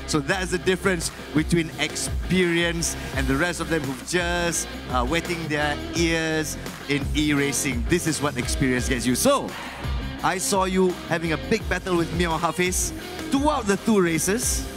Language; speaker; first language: English; non-native, local second language; Malay